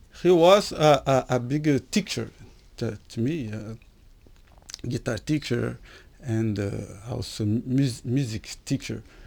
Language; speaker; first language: English; non-native, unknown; Portuguese